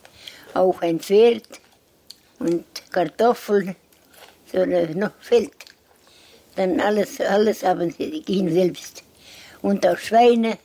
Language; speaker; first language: German; non-native, learner; Estonian